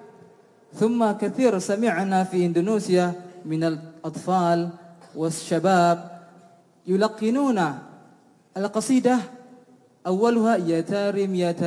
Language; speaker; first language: Arabic; non-native, learner; Indonesian